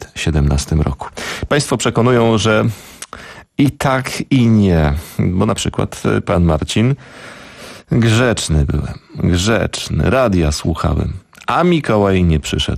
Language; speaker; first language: Polish; native; Polish